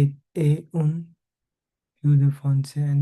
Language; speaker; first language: French; non-native, learner; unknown